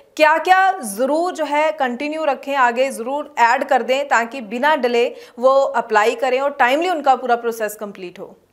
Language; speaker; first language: Hindi; non-native, local second language; Punjabi